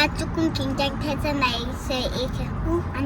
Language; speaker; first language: Korean; early bilingual, heritage; Korean